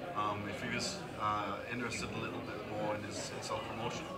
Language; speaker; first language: English; native; English